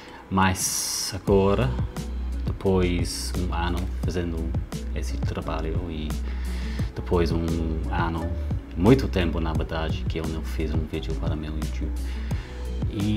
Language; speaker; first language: Portuguese; non-native, learner; English